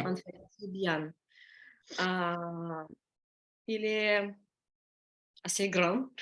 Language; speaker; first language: French; non-native, learner; Russian